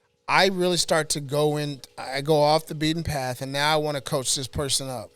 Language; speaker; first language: English; native; English